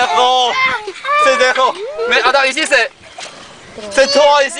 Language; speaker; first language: French; non-native, learner; Chinese